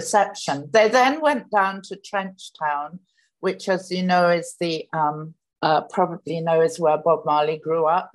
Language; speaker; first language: English; native; English